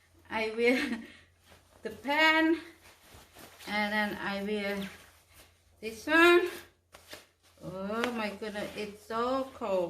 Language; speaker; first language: English; non-native, fluent; Khmer